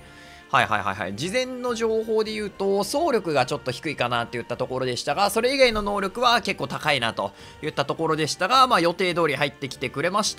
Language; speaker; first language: Japanese; native; Japanese